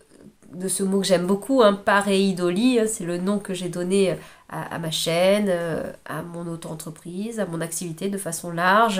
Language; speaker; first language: French; native; French